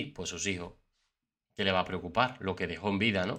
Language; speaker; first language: Spanish; native; Spanish